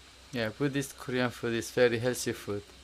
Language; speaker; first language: English; non-native, learner; Korean